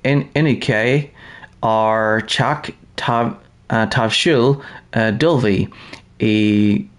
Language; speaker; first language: Irish; non-native, learner; English